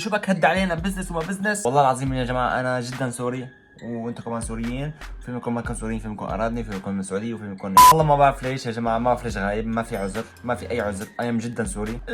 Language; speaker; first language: Arabic; native; Arabic